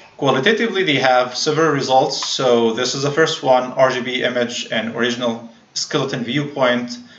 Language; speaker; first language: English; non-native, fluent; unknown